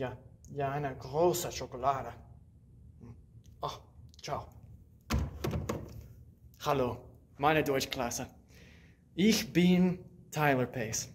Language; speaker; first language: German; non-native, learner; English